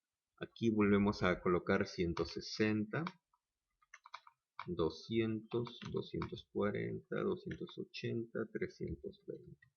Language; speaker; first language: Spanish; native; Spanish